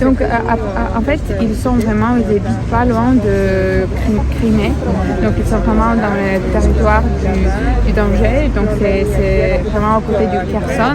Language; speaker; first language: French; non-native, learner; Ukrainian